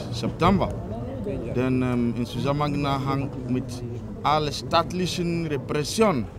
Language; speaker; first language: German; non-native, learner; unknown